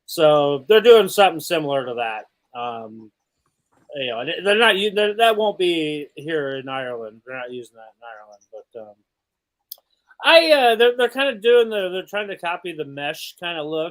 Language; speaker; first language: English; native; English